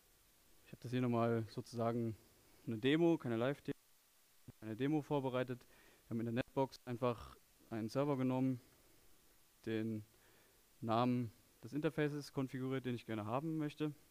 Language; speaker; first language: German; native; German